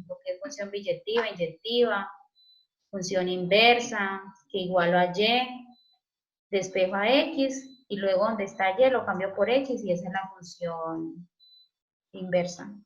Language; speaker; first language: Spanish; native; Spanish